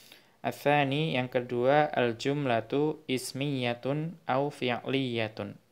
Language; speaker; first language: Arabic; non-native, fluent; Indonesian